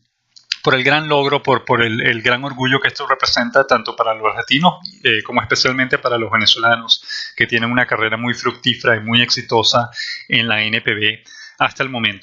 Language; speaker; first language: Spanish; native; Spanish